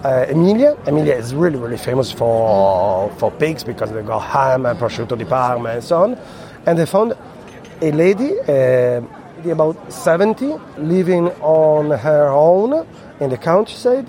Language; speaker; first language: English; non-native, fluent; Italian